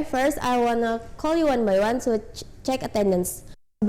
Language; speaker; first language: English; non-native, learner; Indonesian